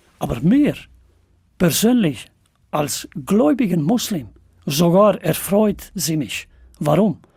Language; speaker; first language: German; non-native, fluent; Albanian